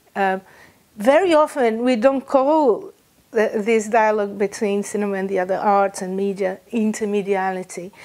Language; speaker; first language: English; non-native, fluent; Portuguese